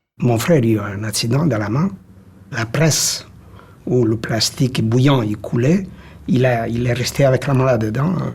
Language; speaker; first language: French; non-native, fluent; Italian